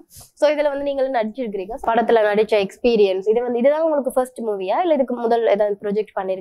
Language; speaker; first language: Tamil; native; Tamil